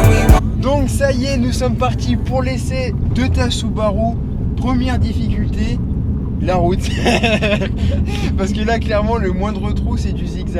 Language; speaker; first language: French; native; French